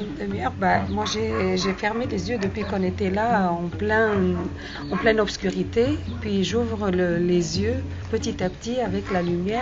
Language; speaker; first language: French; non-native, fluent; Arabic